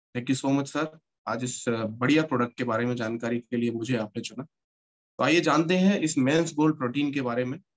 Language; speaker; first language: Hindi; native; Hindi